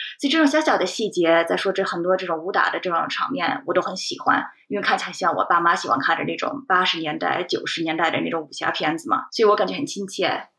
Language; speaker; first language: Chinese; early bilingual, heritage; Chinese